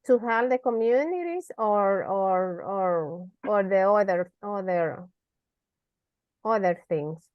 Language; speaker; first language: English; non-native, learner; Spanish